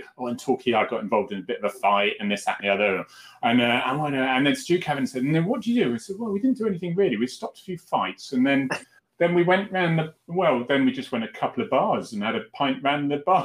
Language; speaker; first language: English; native; English